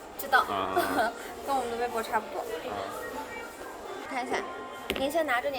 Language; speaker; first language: Chinese; native; Chinese